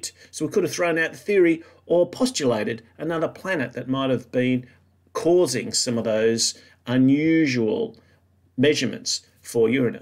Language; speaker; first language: English; native; English